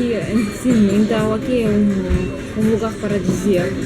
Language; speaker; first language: Portuguese; non-native, learner; Russian